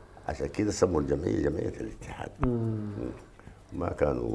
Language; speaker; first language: Arabic; native; Arabic